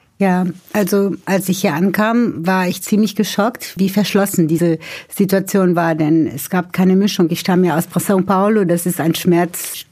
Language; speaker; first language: German; native; German